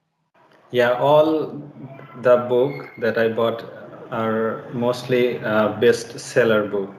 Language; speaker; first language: English; non-native, learner; Bangla